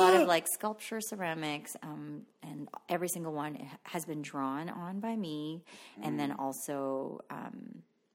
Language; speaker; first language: English; non-native, fluent; Filipino